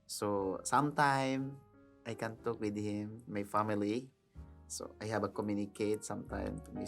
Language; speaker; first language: English; non-native, learner; Filipino